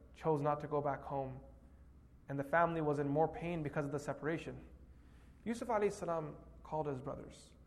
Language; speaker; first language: English; native; English